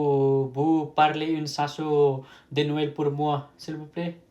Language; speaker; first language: French; non-native, learner; Nepali